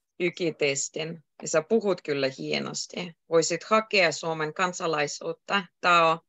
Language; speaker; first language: Finnish; native; Finnish